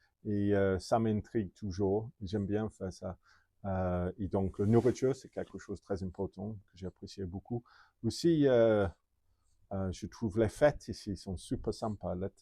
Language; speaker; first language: French; non-native, fluent; English